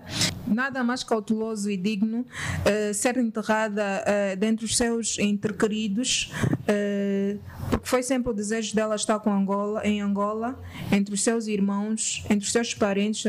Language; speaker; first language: Portuguese; native; Portuguese